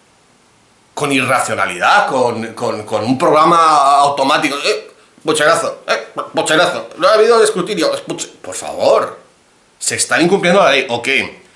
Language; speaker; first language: Spanish; native; Spanish